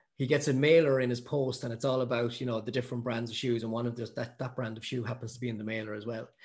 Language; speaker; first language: English; native; English